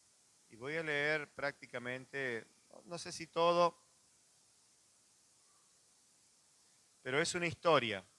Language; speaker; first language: Spanish; native; Spanish